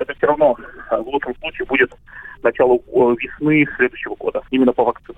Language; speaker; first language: Russian; native; Russian